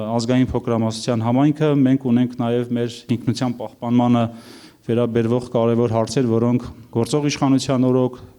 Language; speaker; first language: Armenian; non-native, local second language; Kurdish